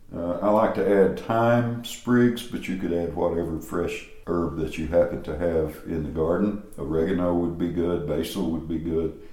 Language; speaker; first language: English; native; English